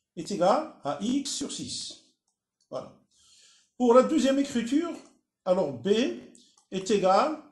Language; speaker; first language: French; non-native, local second language; Arabic